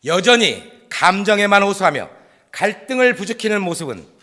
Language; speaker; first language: Korean; native; Korean